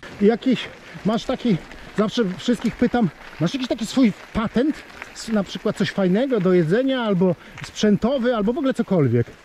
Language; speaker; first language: Polish; native; Polish